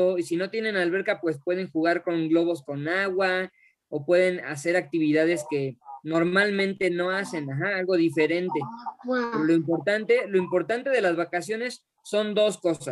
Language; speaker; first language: Spanish; native; Spanish